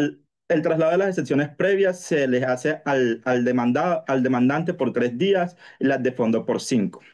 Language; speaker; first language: Spanish; native; Spanish